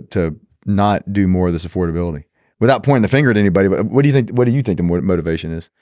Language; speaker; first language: English; native; English